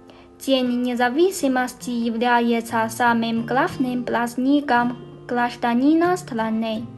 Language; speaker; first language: Russian; non-native, learner; Chinese